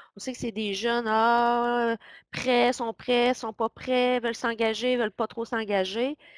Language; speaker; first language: French; native; French